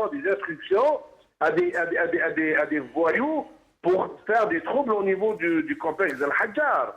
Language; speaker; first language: French; non-native, local second language; Kabyle